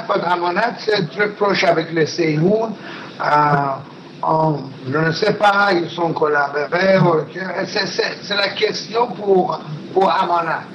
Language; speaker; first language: French; non-native, learner; Persian